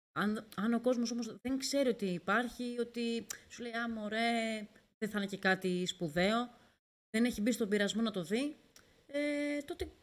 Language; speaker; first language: Greek; native; Greek